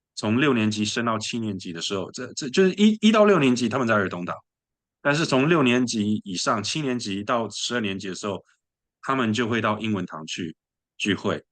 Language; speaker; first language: Chinese; early bilingual, other home language; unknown